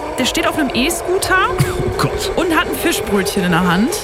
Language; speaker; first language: German; native; German